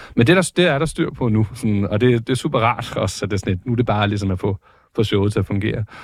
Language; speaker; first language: Danish; native; Danish